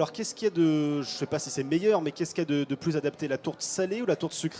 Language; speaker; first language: French; native; French